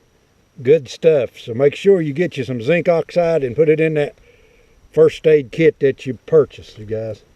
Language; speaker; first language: English; native; English